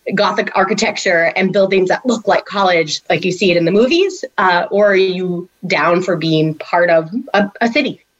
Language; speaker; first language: English; native; English